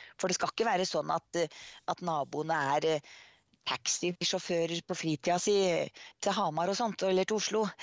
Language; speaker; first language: Norwegian; native; Norwegian